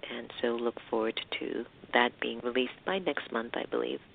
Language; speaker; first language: English; native; English